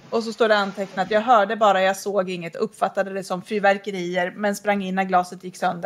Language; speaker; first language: Swedish; native; Swedish